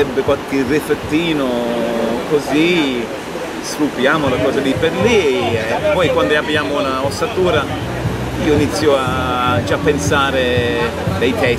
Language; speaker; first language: Italian; non-native, fluent; English